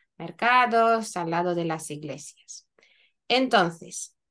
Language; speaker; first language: Spanish; non-native, fluent; Lithuanian